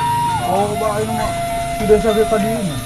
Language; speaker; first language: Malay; non-native, local second language; Sundanese